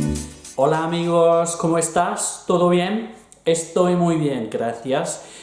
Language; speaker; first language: Spanish; non-native, fluent; English